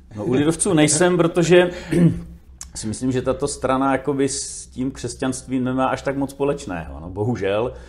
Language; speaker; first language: Czech; native; Czech